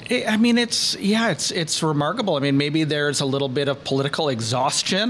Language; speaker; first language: English; native; English